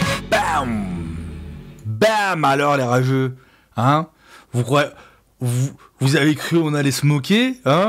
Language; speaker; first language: French; native; French